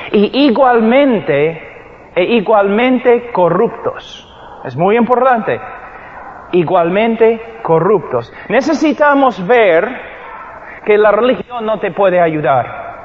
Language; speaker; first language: Spanish; non-native, fluent; English